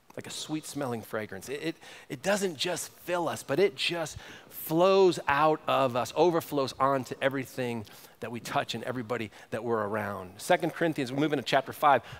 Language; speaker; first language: English; native; English